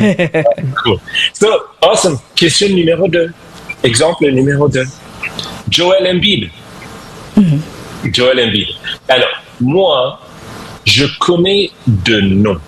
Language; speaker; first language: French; non-native, fluent; English